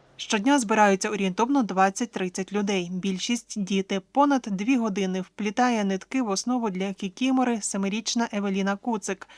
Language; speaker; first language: Ukrainian; native; Ukrainian